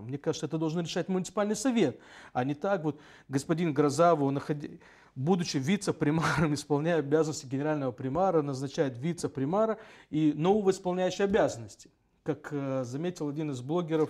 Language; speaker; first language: Russian; native; Russian